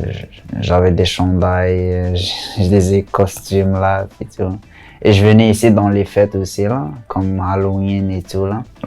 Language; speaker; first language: French; early bilingual, other home language; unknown